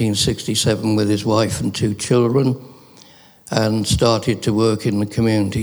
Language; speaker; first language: English; native; English